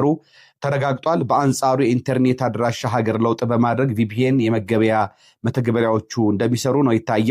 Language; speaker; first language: Amharic; native; Amharic